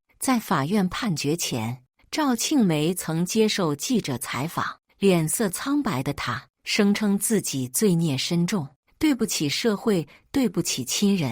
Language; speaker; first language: Chinese; native; Chinese